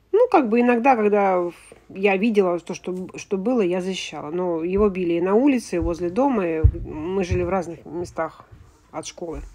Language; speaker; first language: Russian; native; Russian